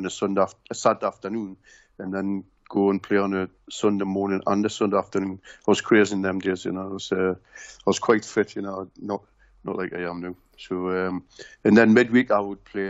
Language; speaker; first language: English; native; English